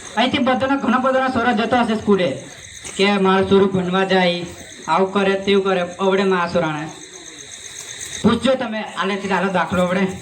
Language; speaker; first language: Gujarati; non-native, local second language; Rathawi